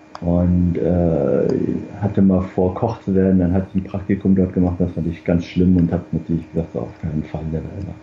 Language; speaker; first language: German; early bilingual, other home language; Korean